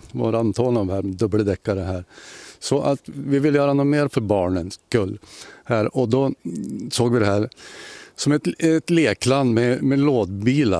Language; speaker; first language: Swedish; native; Swedish